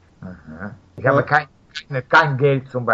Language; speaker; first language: German; non-native, fluent; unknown